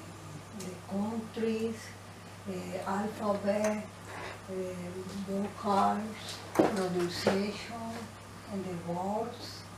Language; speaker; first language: English; non-native, learner; Spanish